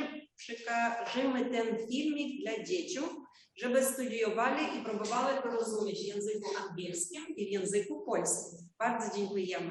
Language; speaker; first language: Polish; non-native, learner; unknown